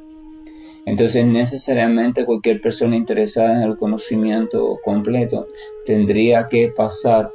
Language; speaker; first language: Spanish; native; Spanish